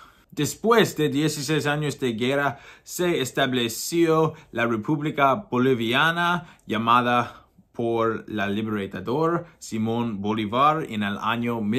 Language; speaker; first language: Spanish; non-native, learner; English